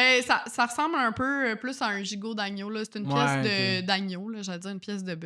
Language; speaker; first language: French; native; French